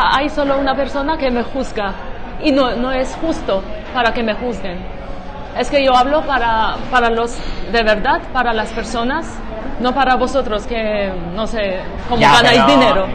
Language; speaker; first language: Spanish; non-native, fluent; Georgian